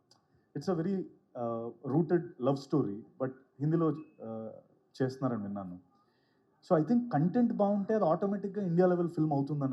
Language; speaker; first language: Telugu; native; Telugu